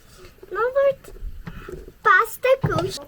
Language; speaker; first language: Dutch; early bilingual, heritage; Dutch